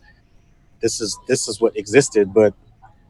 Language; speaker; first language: English; native; English